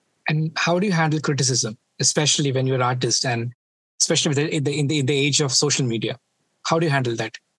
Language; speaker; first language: English; non-native, local second language; Malayalam